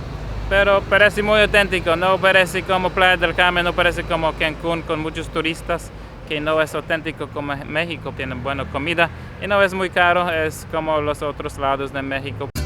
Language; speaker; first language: Spanish; non-native, learner; English